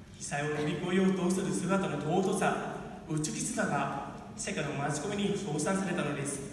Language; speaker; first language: Japanese; non-native, fluent; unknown